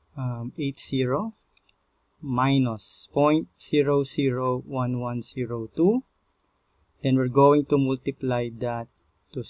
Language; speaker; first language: English; non-native, local second language; Filipino